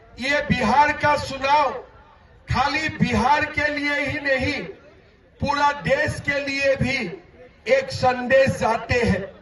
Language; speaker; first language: Hindi; non-native, local second language; Assamese